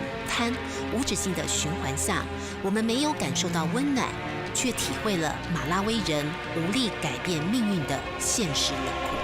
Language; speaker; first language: Chinese; native; Chinese